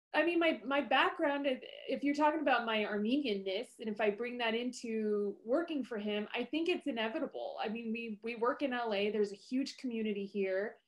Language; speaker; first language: English; native; English